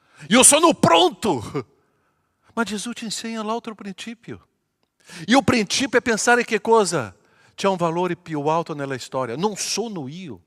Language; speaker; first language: Italian; non-native, fluent; Portuguese